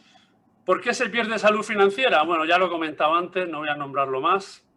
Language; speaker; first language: Spanish; native; Spanish